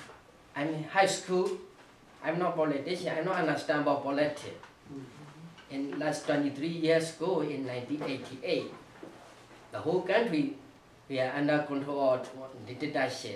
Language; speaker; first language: English; non-native, learner; Burmese